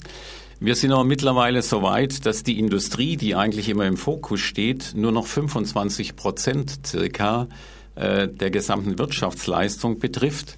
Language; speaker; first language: German; native; German